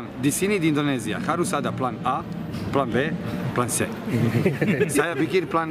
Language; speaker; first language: Indonesian; non-native, learner; Serbian